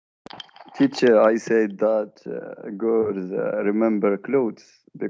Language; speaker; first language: English; non-native, learner; Arabic